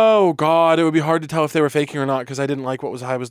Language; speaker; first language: English; native; English